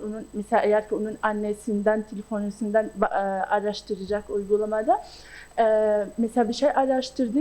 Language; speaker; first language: Turkish; non-native, local second language; Arabic